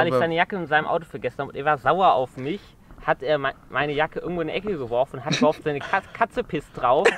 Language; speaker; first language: German; native; German